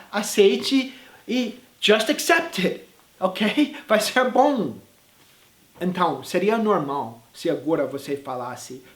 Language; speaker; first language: Portuguese; non-native, fluent; English